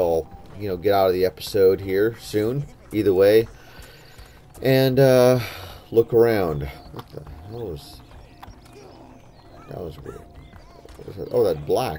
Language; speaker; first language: English; native; English